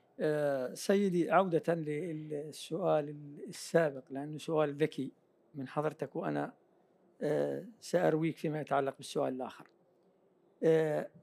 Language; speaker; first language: Arabic; native; Arabic